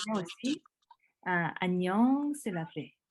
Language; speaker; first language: French; early bilingual, other home language; Korean